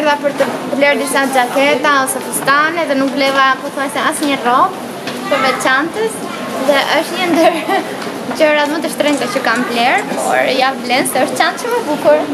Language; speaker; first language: German; non-native, learner; Albanian